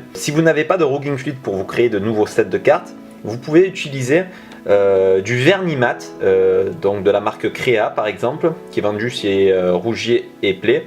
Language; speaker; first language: French; native; French